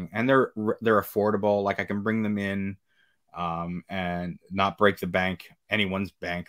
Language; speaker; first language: English; native; English